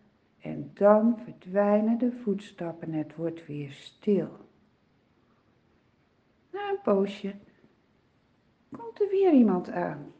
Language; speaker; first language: Dutch; native; Dutch